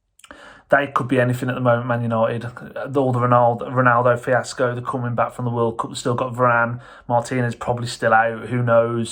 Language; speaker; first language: English; native; English